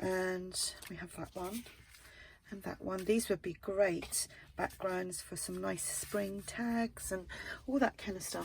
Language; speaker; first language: English; native; English